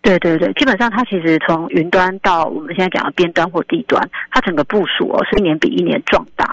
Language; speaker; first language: Chinese; native; Chinese